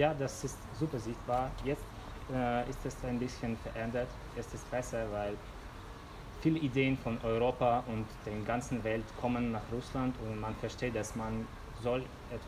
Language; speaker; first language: German; non-native, fluent; Russian